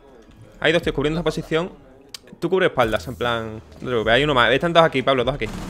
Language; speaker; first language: Spanish; native; Spanish